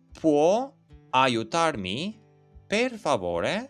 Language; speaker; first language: Italian; non-native, fluent; Albanian